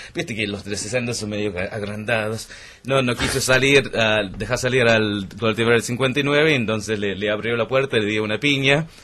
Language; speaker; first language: Spanish; non-native, fluent; English